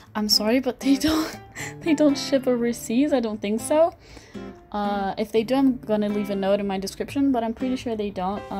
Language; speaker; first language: English; non-native, fluent; Portuguese